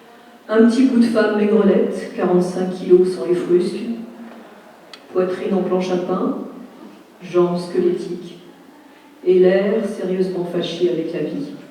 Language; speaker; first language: French; native; French